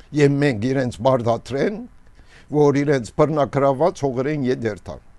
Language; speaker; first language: Armenian; early bilingual, heritage; Armenian